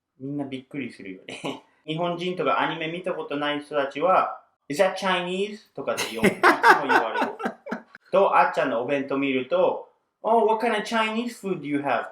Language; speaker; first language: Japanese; early bilingual, heritage; Japanese